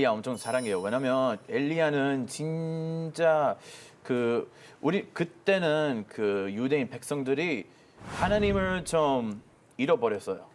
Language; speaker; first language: Korean; non-native, learner; Hebrew